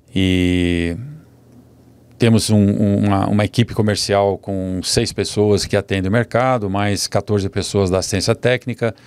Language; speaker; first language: Portuguese; early bilingual, other home language; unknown